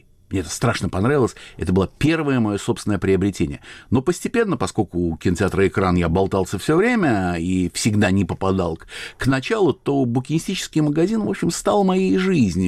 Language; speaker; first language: Russian; native; Russian